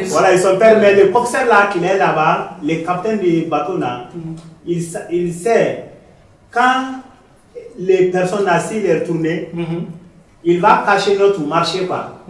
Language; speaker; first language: French; non-native, learner; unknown